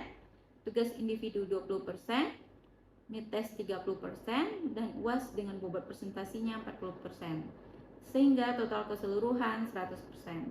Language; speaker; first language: Indonesian; native; Indonesian